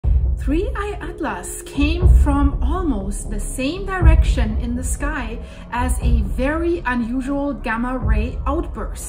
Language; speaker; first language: English; non-native, fluent; German